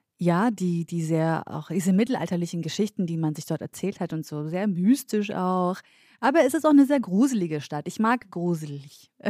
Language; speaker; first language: German; early bilingual, other home language; Kurdish